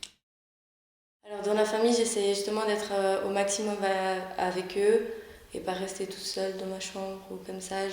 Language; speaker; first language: French; native; French